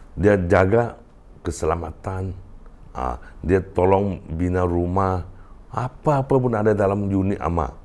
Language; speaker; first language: Malay; non-native, local second language; Cantonese